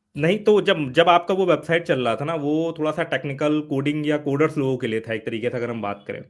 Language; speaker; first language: Hindi; native; Hindi